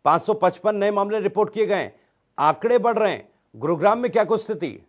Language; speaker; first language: Hindi; native; Hindi